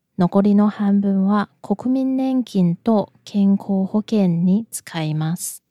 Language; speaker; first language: Japanese; non-native, fluent; Chinese